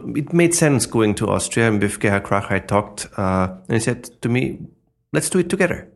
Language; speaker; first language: English; non-native, fluent; German